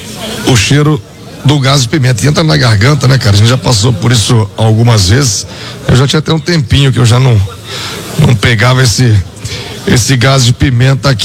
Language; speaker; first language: Portuguese; native; Portuguese